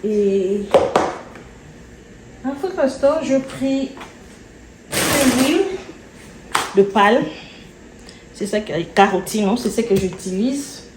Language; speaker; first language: French; non-native, local second language; Lingala